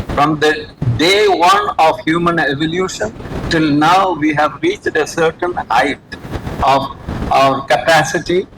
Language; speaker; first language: English; non-native, local second language; Malayalam